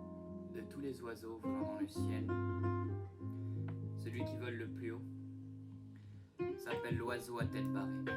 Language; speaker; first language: French; native; French